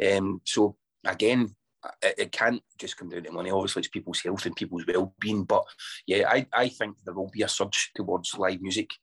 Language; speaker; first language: English; native; English